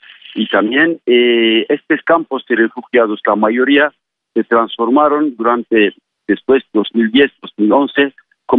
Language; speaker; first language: Spanish; non-native, fluent; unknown